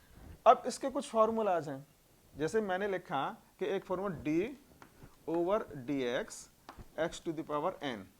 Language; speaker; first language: Hindi; native; Hindi